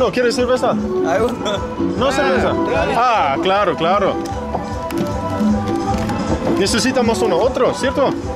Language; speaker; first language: Spanish; non-native, learner; English